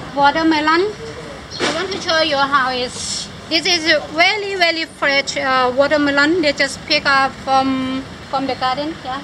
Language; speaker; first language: English; non-native, local second language; Thai